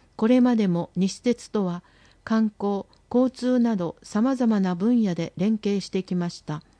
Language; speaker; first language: Japanese; native; Japanese